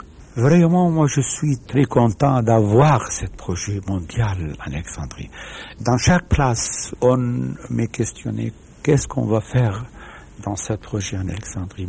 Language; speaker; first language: French; non-native, fluent; Arabic